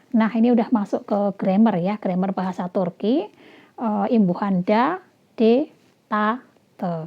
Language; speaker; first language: Indonesian; native; Indonesian